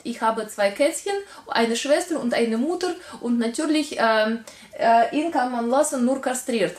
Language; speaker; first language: German; non-native, learner; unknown